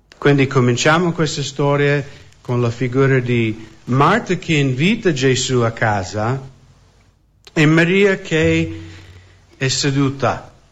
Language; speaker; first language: Italian; non-native, fluent; English